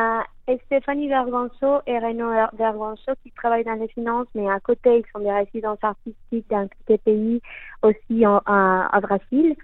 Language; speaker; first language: French; non-native, fluent; Spanish